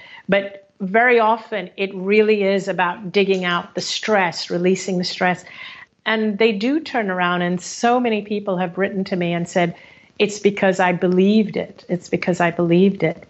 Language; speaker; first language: English; native; English